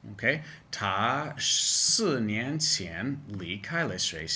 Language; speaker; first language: Chinese; non-native, fluent; English